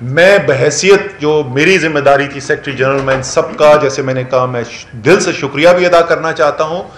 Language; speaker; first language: Urdu; native; Urdu